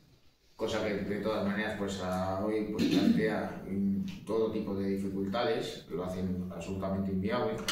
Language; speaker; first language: Spanish; native; Spanish